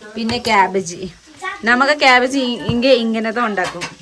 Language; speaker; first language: Malayalam; non-native, local second language; Nepali